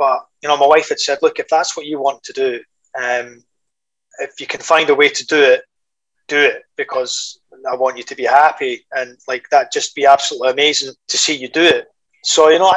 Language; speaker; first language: English; native; English